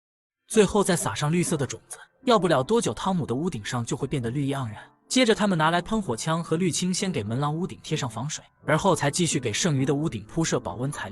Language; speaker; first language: Chinese; native; Chinese